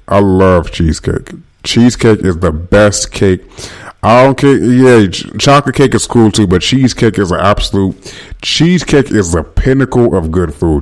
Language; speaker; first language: English; native; English